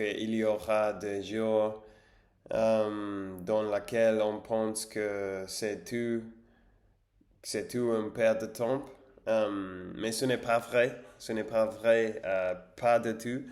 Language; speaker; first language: French; non-native, learner; English